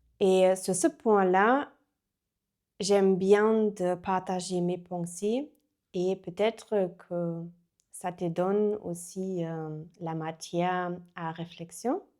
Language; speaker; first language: French; non-native, learner; German